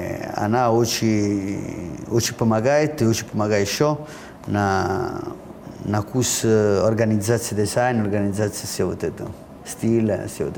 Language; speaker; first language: Russian; non-native, learner; Italian